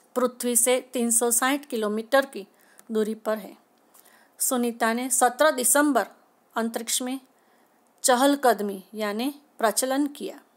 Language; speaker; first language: Hindi; non-native, local second language; Gujarati